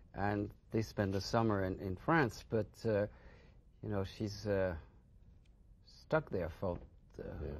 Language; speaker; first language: English; non-native, fluent; French